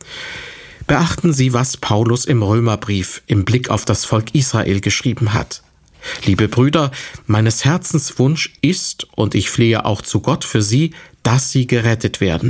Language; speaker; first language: German; native; German